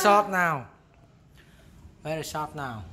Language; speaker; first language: English; non-native, learner; Vietnamese